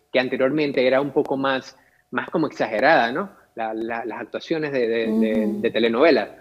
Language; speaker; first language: Spanish; native; Spanish